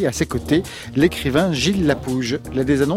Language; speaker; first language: French; native; French